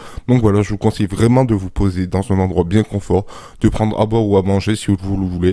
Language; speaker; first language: French; native; French